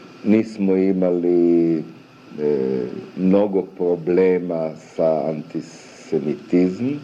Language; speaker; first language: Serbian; early bilingual, other home language; German